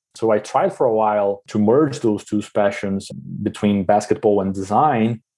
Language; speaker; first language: English; non-native, fluent; Portuguese